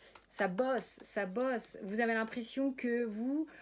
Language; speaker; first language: French; native; French